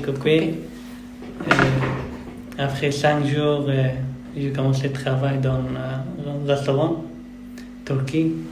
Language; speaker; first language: French; non-native, learner; Persian